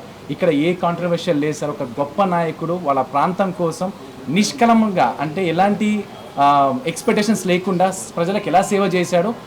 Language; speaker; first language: Telugu; native; Telugu